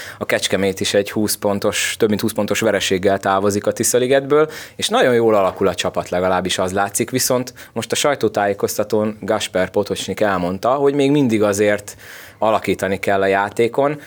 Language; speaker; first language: Hungarian; native; Hungarian